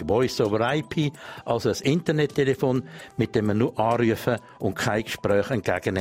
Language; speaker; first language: German; non-native, local second language; Swiss German